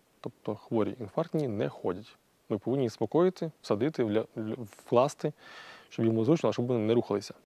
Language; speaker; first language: Ukrainian; native; Ukrainian